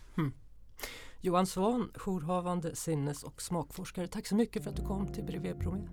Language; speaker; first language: Swedish; native; Swedish